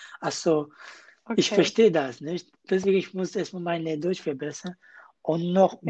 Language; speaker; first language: German; non-native, learner; Kurdish